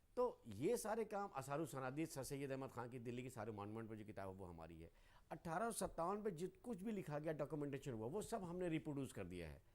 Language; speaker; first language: Urdu; native; Urdu